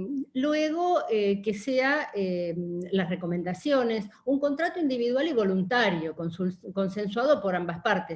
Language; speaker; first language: Spanish; native; Spanish